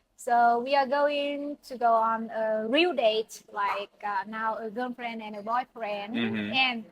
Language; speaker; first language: English; non-native, learner; Vietnamese